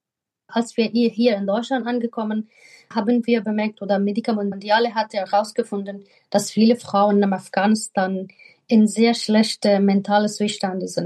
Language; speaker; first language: German; non-native, fluent; Persian